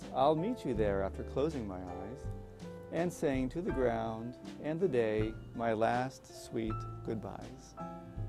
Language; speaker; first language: English; native; English